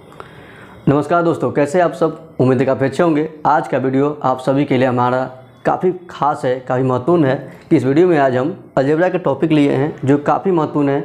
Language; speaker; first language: Hindi; native; Hindi